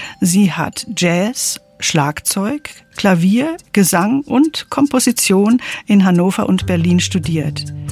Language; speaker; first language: German; native; German